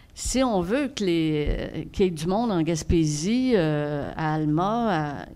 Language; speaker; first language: French; native; French